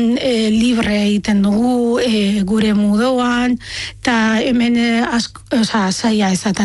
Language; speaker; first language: Basque; non-native, fluent; Arabic